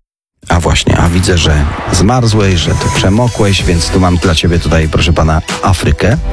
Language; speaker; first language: Polish; native; Polish